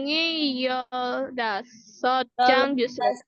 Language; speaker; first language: Korean; non-native, learner; Indonesian